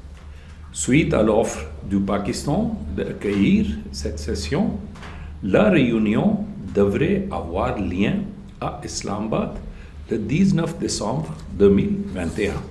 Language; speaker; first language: French; non-native, fluent; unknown